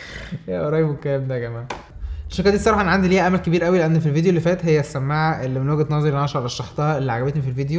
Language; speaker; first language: Arabic; native; Arabic